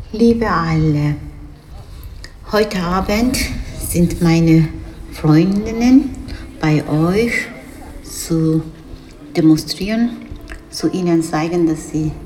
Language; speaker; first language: German; non-native, learner; Kurdish